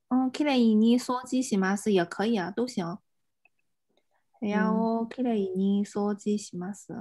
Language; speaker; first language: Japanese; non-native, fluent; Chinese